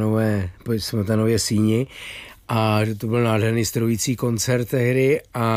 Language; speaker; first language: Czech; native; Czech